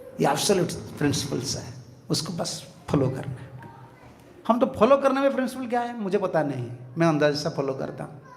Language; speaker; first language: Hindi; non-native, local second language; Bangla